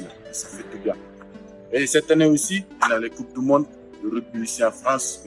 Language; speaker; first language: French; non-native, local second language; Fijian